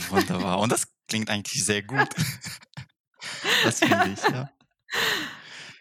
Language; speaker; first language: German; non-native, fluent; Arabic